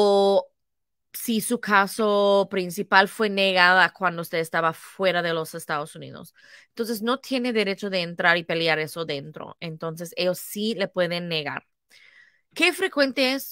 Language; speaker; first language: Spanish; non-native, fluent; English